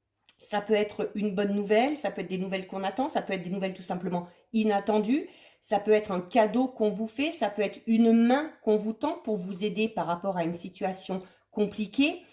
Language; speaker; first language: French; native; French